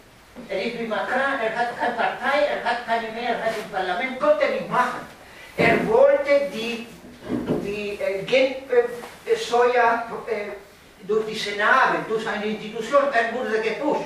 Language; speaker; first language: German; non-native, learner; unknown